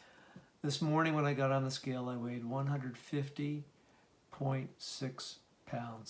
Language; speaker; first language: English; native; English